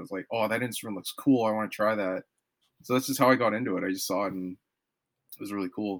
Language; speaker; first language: English; native; English